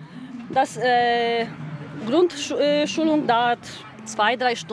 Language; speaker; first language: German; non-native, learner; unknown